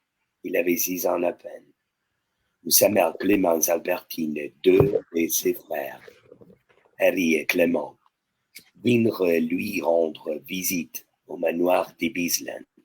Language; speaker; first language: French; non-native, fluent; Italian